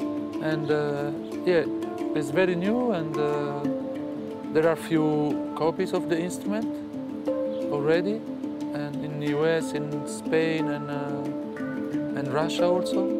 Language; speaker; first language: English; non-native, fluent; Italian